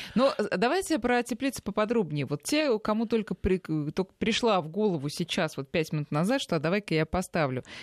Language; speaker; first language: Russian; native; Russian